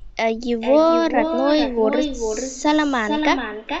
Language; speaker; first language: Russian; non-native, learner; Vietnamese